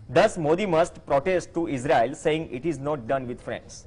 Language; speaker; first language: English; non-native, local second language; Gujarati